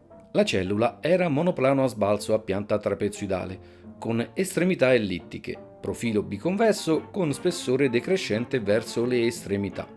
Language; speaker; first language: Italian; native; Italian